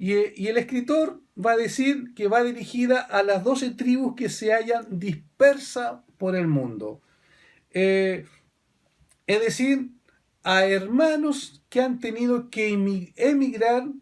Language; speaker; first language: Spanish; native; Spanish